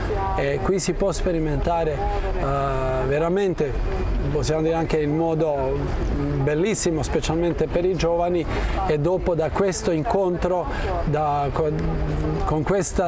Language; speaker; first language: Italian; non-native, fluent; Croatian